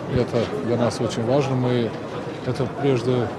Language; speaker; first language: Russian; non-native, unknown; Serbian